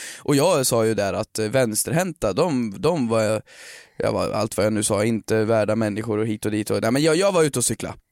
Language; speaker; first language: Swedish; native; Swedish